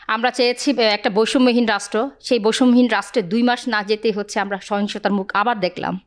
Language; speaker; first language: Bangla; non-native, local second language; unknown